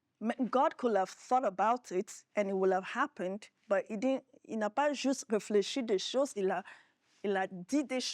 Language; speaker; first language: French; non-native, fluent; Yoruba